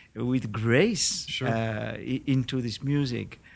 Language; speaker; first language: English; non-native, fluent; French